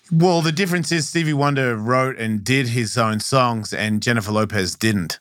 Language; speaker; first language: English; native; English